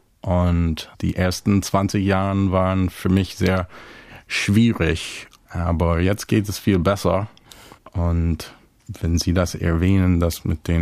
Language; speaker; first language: German; non-native, fluent; English